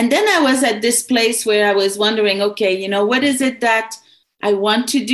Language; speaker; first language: English; native; English